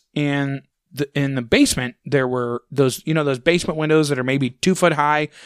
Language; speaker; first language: English; native; English